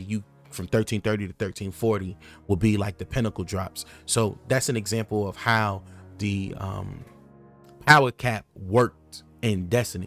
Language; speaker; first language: English; native; English